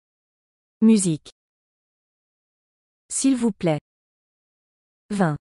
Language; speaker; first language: French; non-native, learner; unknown